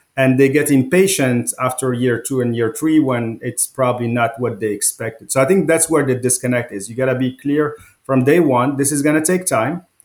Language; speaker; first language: English; non-native, fluent; Arabic